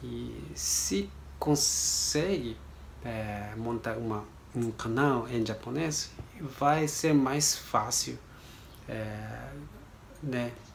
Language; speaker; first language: Portuguese; non-native, learner; Japanese